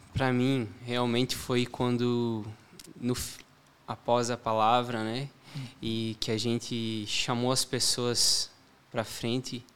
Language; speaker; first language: Portuguese; native; Portuguese